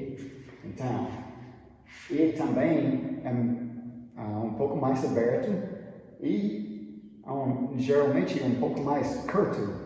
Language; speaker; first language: Portuguese; non-native, fluent; English